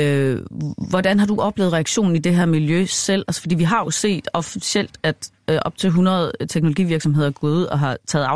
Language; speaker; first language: Danish; native; Danish